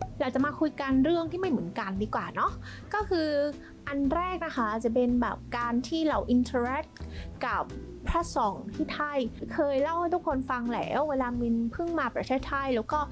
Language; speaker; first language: Thai; non-native, fluent; Vietnamese